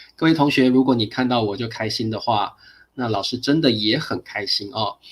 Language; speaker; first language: Chinese; native; Chinese